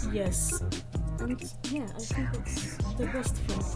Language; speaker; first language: English; non-native, learner; Polish